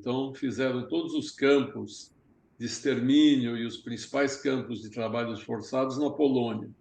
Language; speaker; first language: Portuguese; early bilingual, other home language; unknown